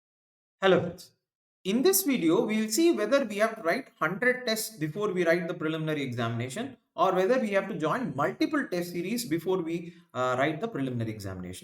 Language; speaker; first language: English; non-native, local second language; Tamil